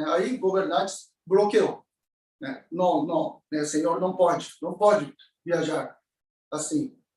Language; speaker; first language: Portuguese; non-native, learner; Japanese